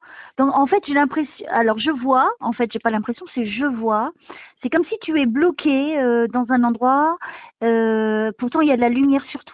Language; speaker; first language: French; native; French